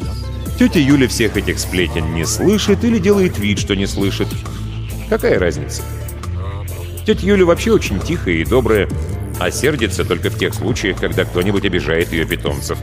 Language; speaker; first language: Russian; native; Russian